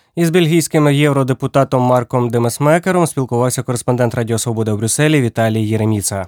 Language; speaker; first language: Ukrainian; native; Ukrainian